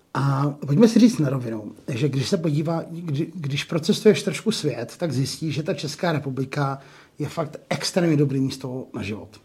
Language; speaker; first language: Czech; native; Czech